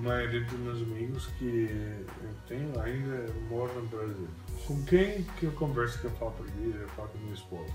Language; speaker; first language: Portuguese; non-native, fluent; English